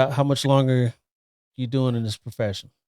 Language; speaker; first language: English; native; English